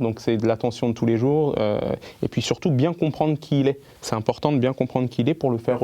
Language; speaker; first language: French; native; French